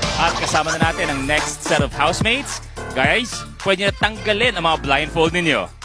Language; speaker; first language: Filipino; native; Filipino